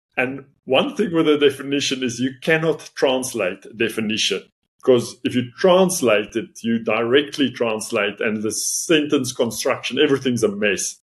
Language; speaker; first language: English; non-native, local second language; Afrikaans